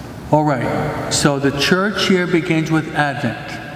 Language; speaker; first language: English; native; English